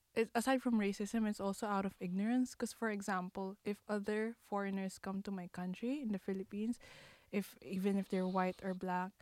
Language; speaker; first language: English; non-native, local second language; Filipino